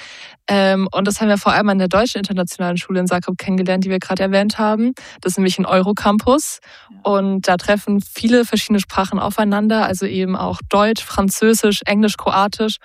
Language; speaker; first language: German; native; German